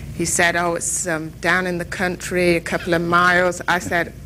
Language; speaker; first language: English; native; English